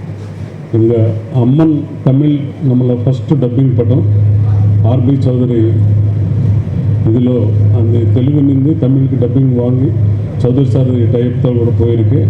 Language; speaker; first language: Tamil; non-native, learner; Telugu